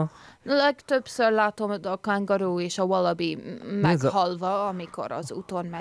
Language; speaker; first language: Hungarian; early bilingual, heritage; English